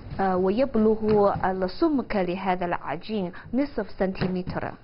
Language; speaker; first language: Arabic; non-native, fluent; Chinese